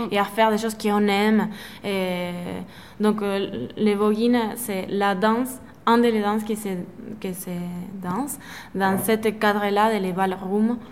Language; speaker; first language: French; non-native, fluent; Spanish